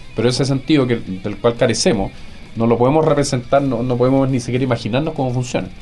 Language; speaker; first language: Spanish; native; Spanish